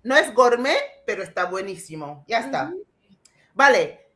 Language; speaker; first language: Spanish; non-native, fluent; English